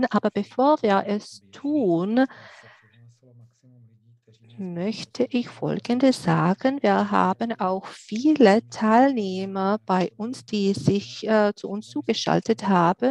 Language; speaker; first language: German; non-native, fluent; Czech